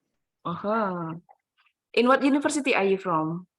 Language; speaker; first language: English; non-native, fluent; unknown